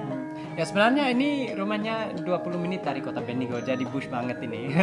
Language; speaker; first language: Indonesian; early bilingual, heritage; English